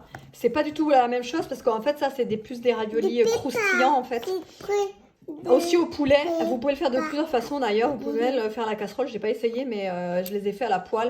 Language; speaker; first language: French; native; French